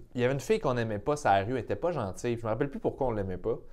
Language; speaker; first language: French; native; French